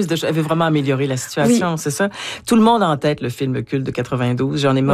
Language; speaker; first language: French; native; French